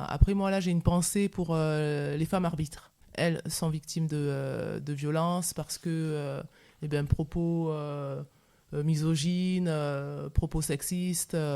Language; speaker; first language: French; native; French